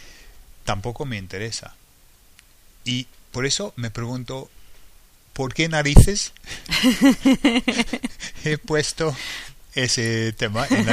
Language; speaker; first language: Spanish; non-native, fluent; English